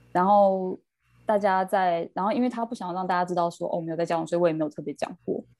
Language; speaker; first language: Chinese; early bilingual, heritage; Chinese